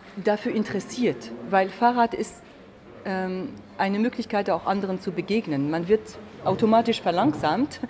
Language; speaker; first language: German; non-native, fluent; French